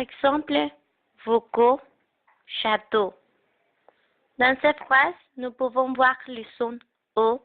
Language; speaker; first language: French; non-native, learner; Spanish